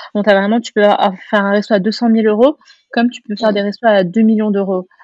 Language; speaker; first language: French; native; French